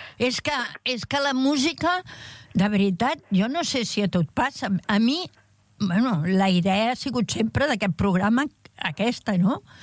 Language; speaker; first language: Catalan; native; Catalan